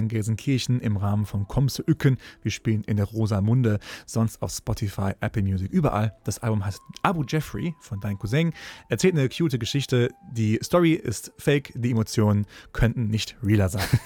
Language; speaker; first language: German; native; German